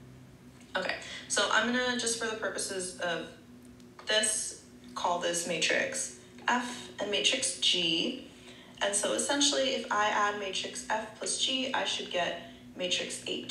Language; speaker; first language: English; native; English